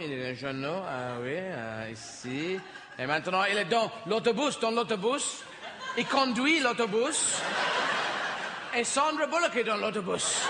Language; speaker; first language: French; non-native, learner; English